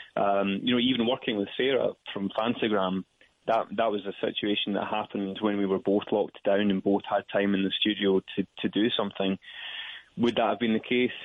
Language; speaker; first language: English; native; English